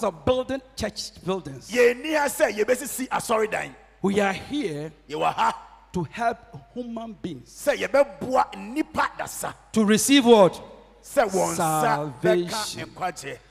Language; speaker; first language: English; non-native, local second language; Akan